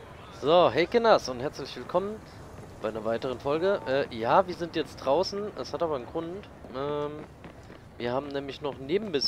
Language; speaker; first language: German; native; German